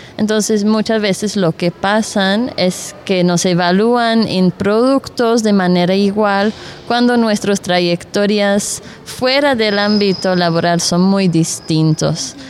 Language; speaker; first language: Spanish; non-native, fluent; Dutch